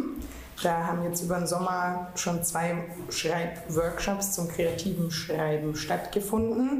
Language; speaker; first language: German; native; German